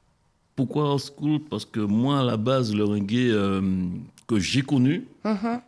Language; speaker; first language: French; native; French